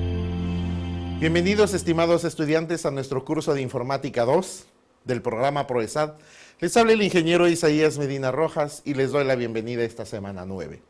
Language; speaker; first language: Spanish; native; Spanish